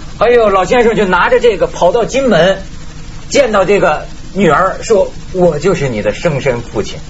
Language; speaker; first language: Chinese; native; Chinese